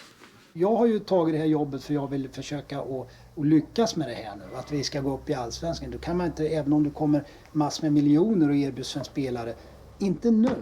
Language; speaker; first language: Swedish; native; Swedish